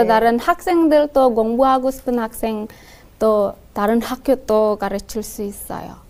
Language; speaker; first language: Korean; non-native, learner; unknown